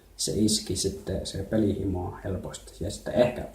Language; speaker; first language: Finnish; non-native, fluent; Jarai